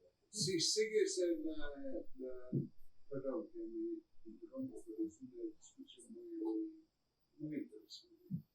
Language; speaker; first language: Spanish; non-native, learner; English